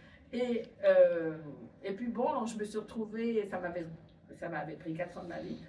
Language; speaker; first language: French; native; French